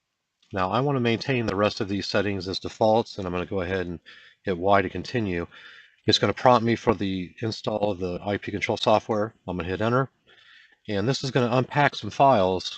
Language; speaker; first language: English; native; English